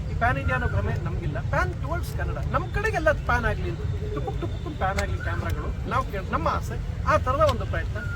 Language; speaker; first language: Kannada; native; Kannada